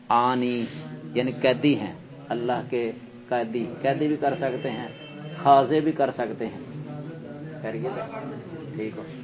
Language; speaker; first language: Urdu; non-native, local second language; Punjabi